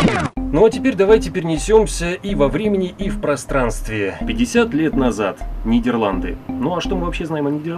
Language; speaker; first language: Russian; native; Russian